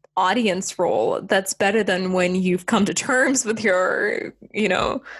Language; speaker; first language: English; non-native, fluent; Estonian